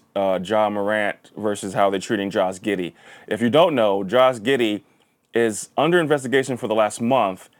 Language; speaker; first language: English; native; English